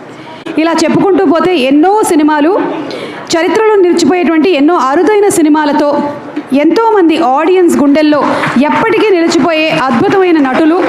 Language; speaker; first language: Telugu; native; Telugu